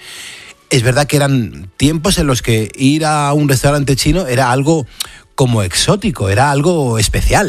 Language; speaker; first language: Spanish; native; Spanish